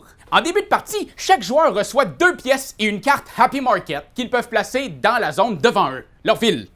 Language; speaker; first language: French; native; French